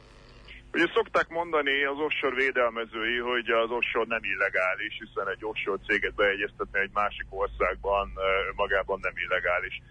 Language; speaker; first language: Hungarian; native; Hungarian